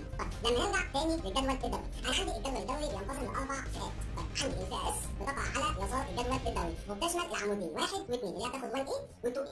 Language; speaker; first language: Arabic; native; Arabic